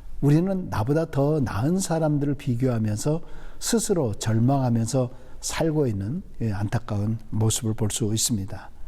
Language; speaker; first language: Korean; native; Korean